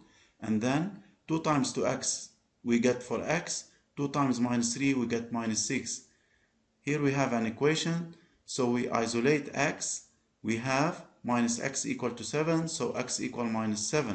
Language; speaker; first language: English; non-native, local second language; Arabic